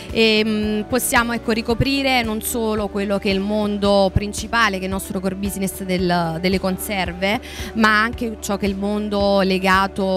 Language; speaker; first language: Italian; native; Italian